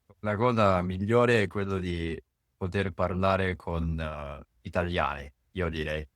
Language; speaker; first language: Italian; non-native, fluent; Japanese